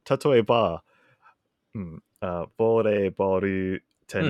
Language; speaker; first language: Japanese; non-native, learner; English